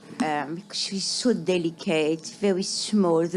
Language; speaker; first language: English; non-native, fluent; French